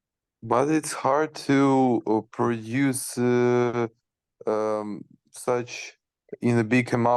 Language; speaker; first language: English; non-native, learner; Ukrainian